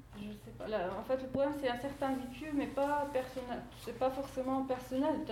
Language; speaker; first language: French; non-native, fluent; Arabic